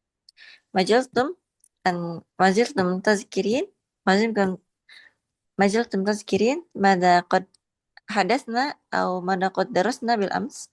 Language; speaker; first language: Arabic; non-native, learner; Indonesian